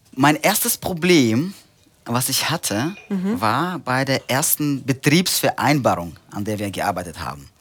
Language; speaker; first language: German; non-native, fluent; Russian